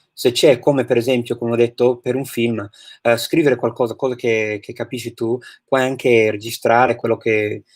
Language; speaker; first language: Italian; non-native, fluent; English